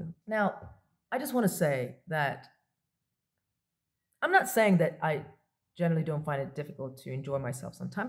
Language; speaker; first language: English; non-native, local second language; Arabic